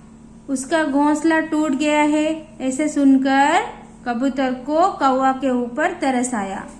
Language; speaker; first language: Hindi; non-native, local second language; Odia